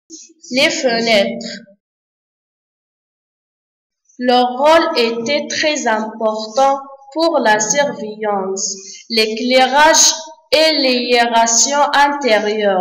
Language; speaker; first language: French; non-native, learner; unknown